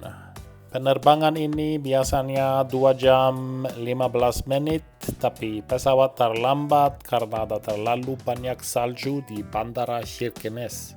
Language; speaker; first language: Indonesian; non-native, fluent; Norwegian